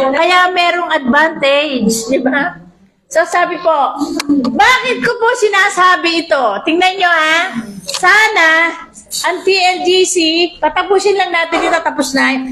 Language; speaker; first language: Filipino; native; Filipino